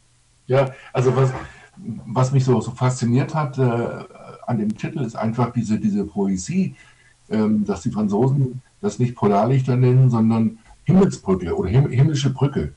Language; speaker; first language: German; native; German